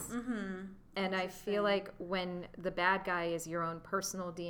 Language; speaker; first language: English; native; English